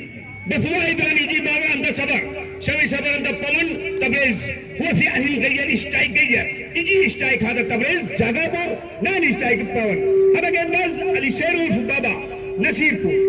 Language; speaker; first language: Arabic; non-native, learner; Hindi